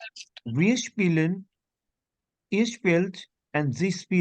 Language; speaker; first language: German; non-native, learner; Hindi